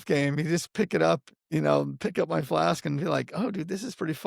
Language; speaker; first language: English; native; English